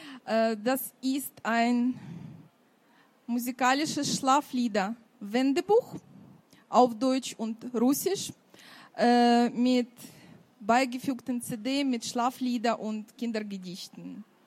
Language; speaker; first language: German; non-native, fluent; Russian